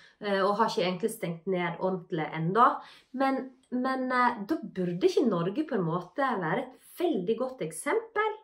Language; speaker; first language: Norwegian; native; Norwegian